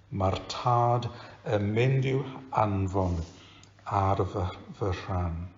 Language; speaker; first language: Welsh; non-native, local second language; English